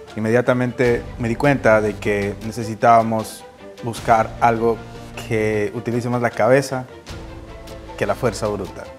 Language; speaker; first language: Spanish; native; Spanish